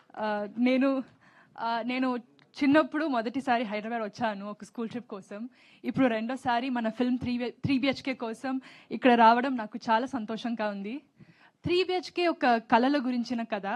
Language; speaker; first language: Telugu; non-native, learner; Tamil